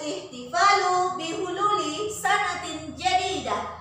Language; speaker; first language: Arabic; non-native, learner; Indonesian